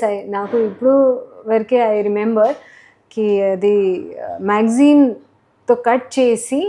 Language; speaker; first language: Telugu; non-native, learner; Hindi